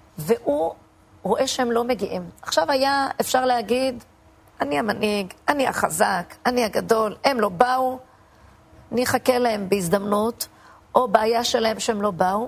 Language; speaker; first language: Hebrew; native; Hebrew